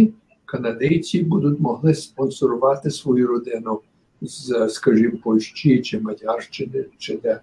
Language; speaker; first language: Ukrainian; early bilingual, heritage; Ukrainian